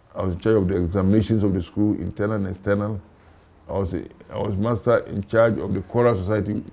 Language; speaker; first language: English; non-native, local second language; Hausa